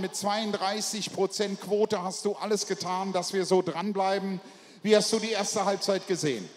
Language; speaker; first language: German; native; German